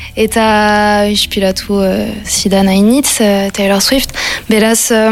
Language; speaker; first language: Basque; non-native, local second language; French